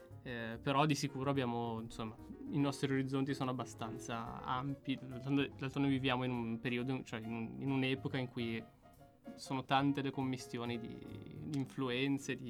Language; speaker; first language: Italian; native; Italian